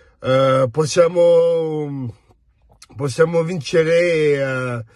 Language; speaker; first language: Italian; non-native, fluent; French